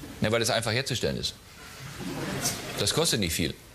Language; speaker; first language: German; native; German